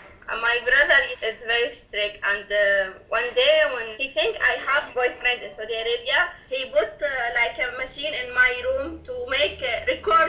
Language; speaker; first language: English; non-native, learner; Arabic